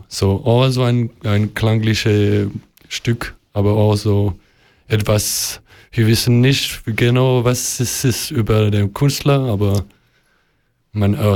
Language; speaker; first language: German; non-native, learner; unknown